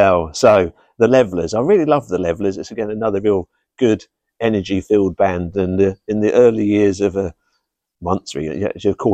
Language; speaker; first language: English; native; English